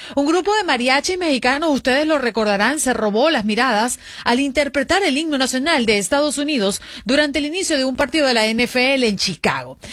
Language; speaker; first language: Spanish; native; Spanish